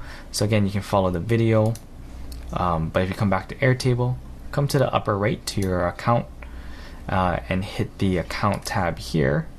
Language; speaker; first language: English; native; English